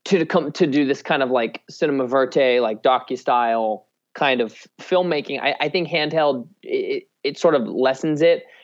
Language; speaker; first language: English; native; English